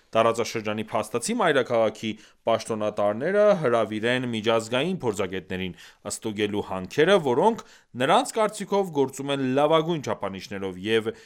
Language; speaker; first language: Armenian; early bilingual, heritage; Armenian